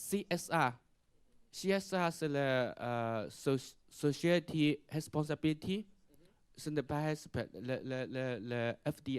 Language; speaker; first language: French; non-native, learner; Chinese